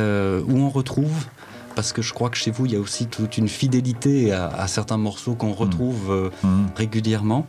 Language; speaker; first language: French; native; French